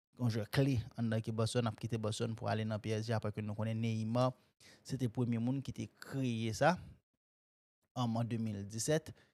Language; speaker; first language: French; non-native, local second language; Haitian Creole